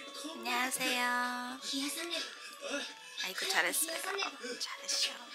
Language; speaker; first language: Korean; early bilingual, heritage; Korean